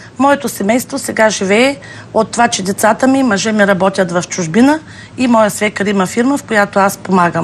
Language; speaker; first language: Bulgarian; native; Bulgarian